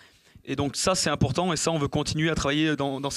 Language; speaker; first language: French; native; French